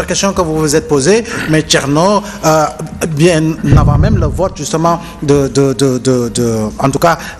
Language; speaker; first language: French; non-native, local second language; Wolof